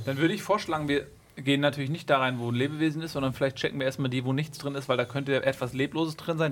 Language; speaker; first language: German; native; German